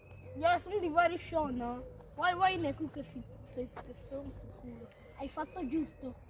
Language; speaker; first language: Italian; early bilingual, other home language; Igbo